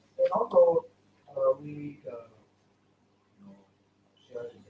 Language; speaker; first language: English; non-native, learner; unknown